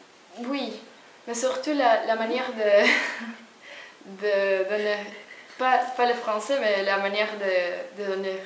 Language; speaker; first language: French; non-native, fluent; Spanish